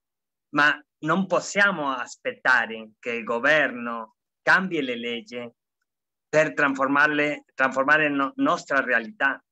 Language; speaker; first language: Italian; non-native, fluent; Spanish